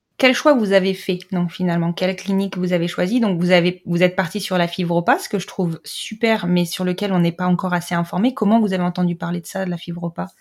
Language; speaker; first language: French; native; French